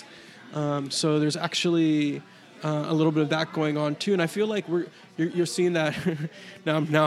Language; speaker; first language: English; native; English